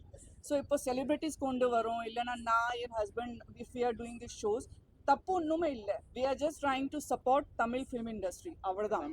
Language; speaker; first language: Tamil; non-native, fluent; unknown